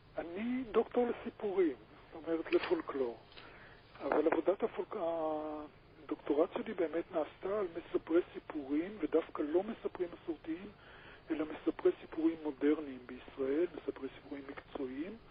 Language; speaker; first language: Hebrew; native; Hebrew